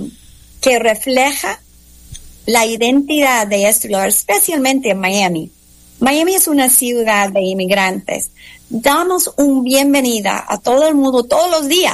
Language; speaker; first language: Spanish; non-native, fluent; English